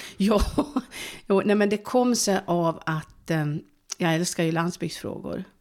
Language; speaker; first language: Swedish; native; Swedish